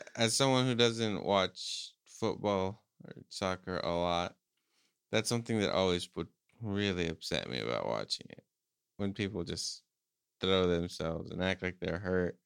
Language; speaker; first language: English; early bilingual, other home language; Spanish